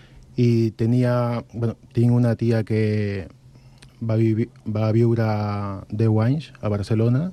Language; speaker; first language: Catalan; non-native, fluent; Spanish